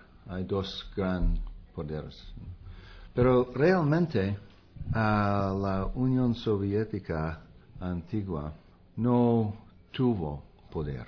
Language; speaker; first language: Spanish; non-native, fluent; English